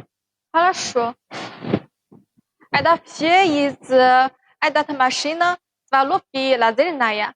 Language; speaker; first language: Russian; non-native, learner; Chinese